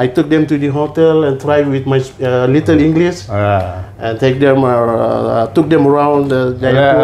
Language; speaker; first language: English; non-native, learner; Indonesian